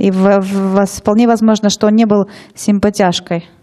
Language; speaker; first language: Russian; native; Russian